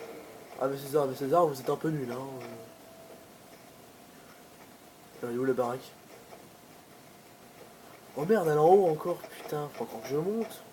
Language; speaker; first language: French; native; French